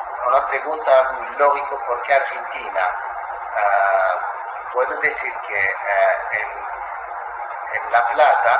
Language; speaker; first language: Spanish; non-native, fluent; Azerbaijani